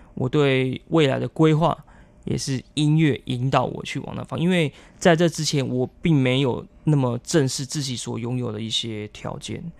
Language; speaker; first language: Chinese; non-native, local second language; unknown